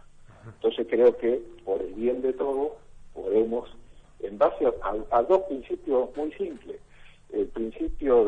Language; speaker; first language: Spanish; native; Spanish